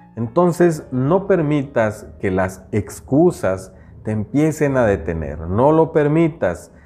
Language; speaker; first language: Spanish; non-native, local second language; Nahuatl languages